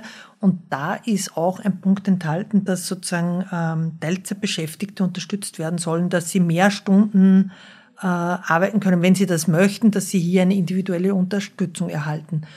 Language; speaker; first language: German; native; German